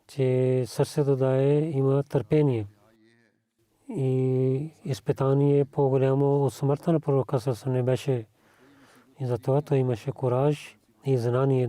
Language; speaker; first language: Bulgarian; non-native, learner; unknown